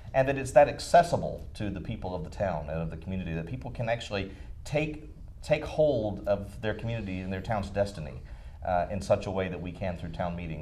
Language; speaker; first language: English; native; English